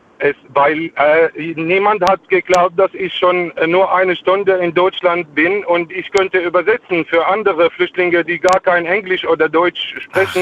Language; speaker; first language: German; non-native, fluent; Arabic